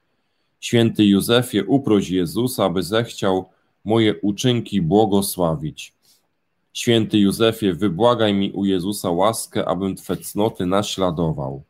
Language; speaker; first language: Polish; native; Polish